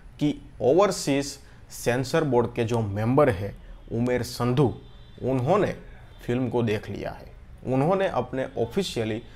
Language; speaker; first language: Hindi; non-native, local second language; Gujarati